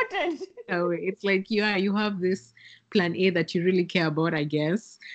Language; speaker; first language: English; non-native, local second language; Swahili